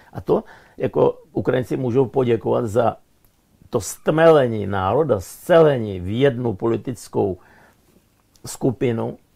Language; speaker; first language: Czech; non-native, fluent; Russian